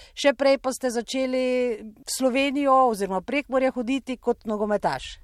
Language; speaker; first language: Slovenian; native; Slovenian